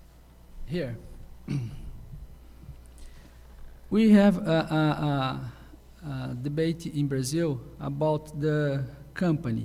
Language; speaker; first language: English; non-native, learner; Portuguese